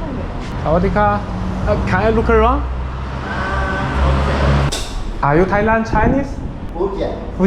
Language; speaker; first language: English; non-native, learner; Chinese